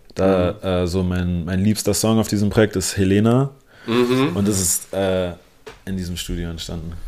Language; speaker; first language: German; non-native, local second language; English